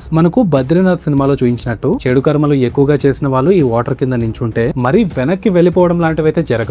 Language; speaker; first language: Telugu; native; Telugu